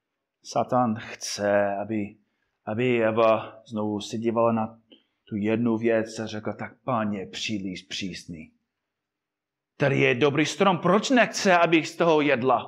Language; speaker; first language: Czech; non-native, fluent; English